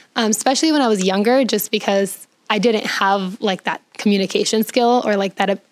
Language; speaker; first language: English; early bilingual, other home language; Spanish